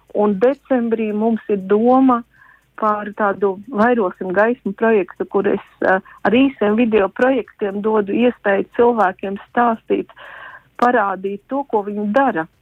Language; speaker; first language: Latvian; native; Latvian